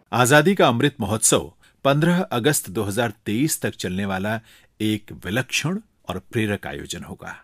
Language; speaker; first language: Hindi; native; Hindi